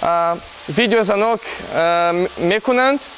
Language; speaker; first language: Persian; non-native, learner; Portuguese